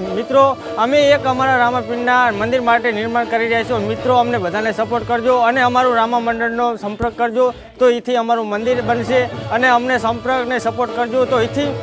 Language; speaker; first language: Gujarati; native; Gujarati